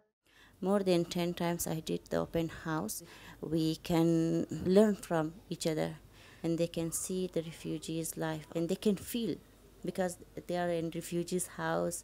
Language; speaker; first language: English; non-native, learner; Persian